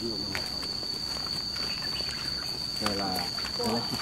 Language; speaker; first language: French; non-native, fluent; Lao